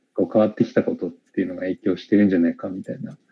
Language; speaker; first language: Japanese; native; Japanese